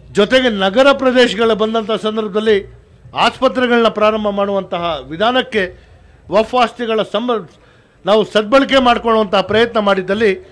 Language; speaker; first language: Kannada; non-native, local second language; Urdu